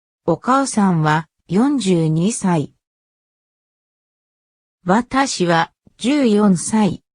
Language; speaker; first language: Japanese; non-native, learner; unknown